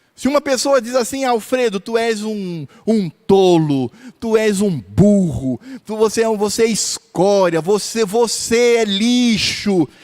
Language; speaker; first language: Portuguese; native; Portuguese